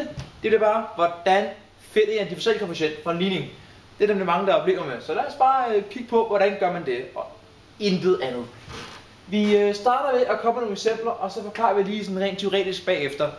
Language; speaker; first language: Danish; native; Danish